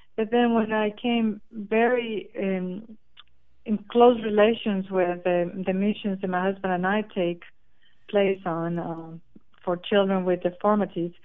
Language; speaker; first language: English; non-native, fluent; Spanish